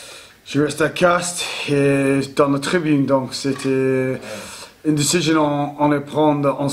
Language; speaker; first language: French; non-native, learner; English